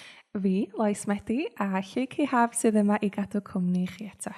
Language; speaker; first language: Welsh; native; Welsh